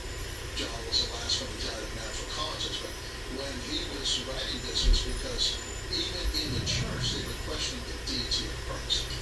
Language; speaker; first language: English; native; English